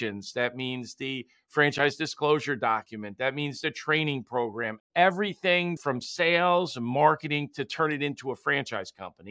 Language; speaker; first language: English; native; English